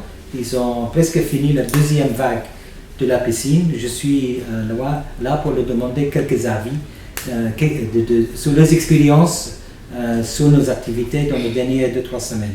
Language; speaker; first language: French; non-native, fluent; English